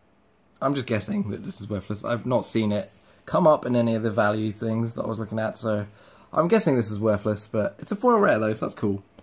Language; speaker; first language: English; native; English